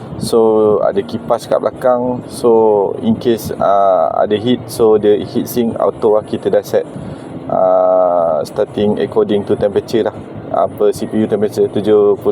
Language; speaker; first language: Malay; native; Malay